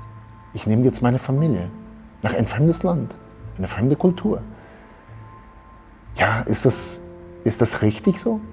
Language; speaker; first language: German; early bilingual, heritage; German